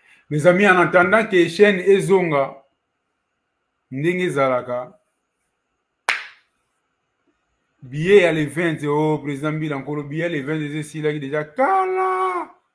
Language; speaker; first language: French; non-native, local second language; Lingala